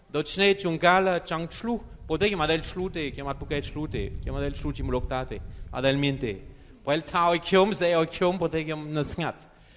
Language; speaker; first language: Khmer; non-native, fluent; French